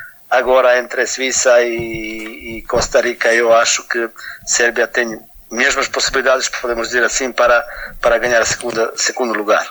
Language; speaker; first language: Portuguese; non-native, fluent; Serbian